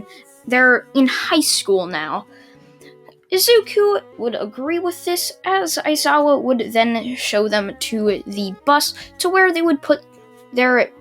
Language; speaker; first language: English; native; English